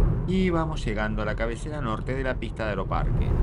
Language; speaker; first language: Spanish; native; Spanish